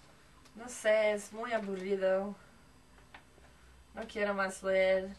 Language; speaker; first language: Spanish; non-native, learner; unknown